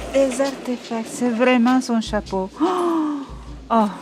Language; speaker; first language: French; non-native, fluent; Spanish